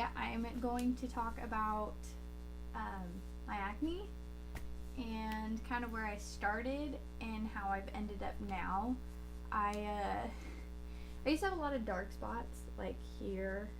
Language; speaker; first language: English; native; English